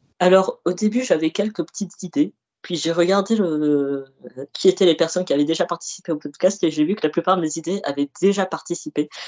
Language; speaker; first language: French; early bilingual, other home language; Arabic